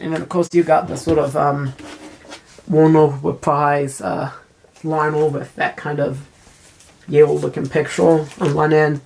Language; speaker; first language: English; native; English